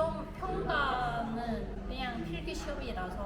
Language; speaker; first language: Korean; non-native, fluent; Vietnamese